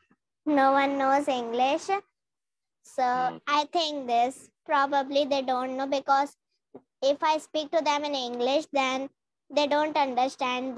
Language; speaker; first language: English; non-native, learner; Hindi